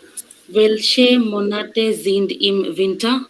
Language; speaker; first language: German; non-native, learner; Bangla